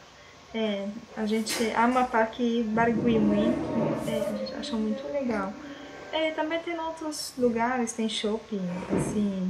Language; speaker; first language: Portuguese; non-native, fluent; Arabic